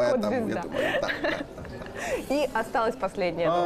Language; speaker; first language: Russian; native; Russian